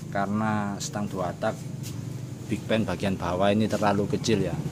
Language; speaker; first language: Indonesian; non-native, local second language; Javanese